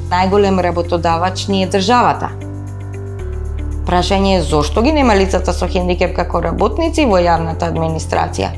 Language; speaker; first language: Macedonian; native; Macedonian